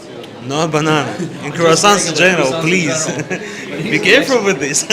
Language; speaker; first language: English; non-native, learner; Russian